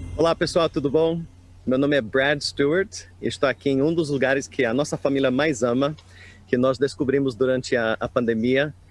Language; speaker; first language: Portuguese; non-native, fluent; English